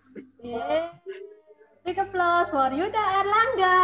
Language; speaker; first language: English; non-native, learner; Indonesian